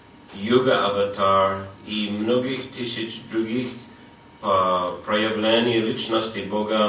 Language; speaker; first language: Russian; non-native, fluent; English